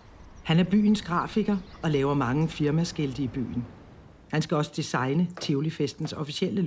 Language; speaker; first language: Danish; native; Danish